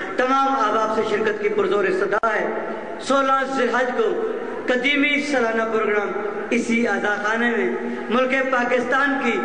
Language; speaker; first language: Urdu; non-native, local second language; Punjabi